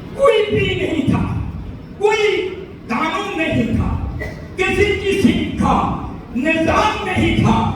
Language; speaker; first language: Urdu; non-native, fluent; Bangla